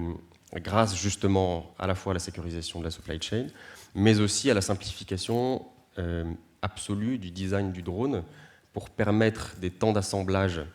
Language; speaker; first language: French; native; French